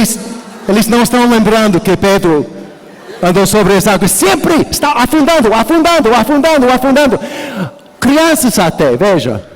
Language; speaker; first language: Portuguese; non-native, learner; English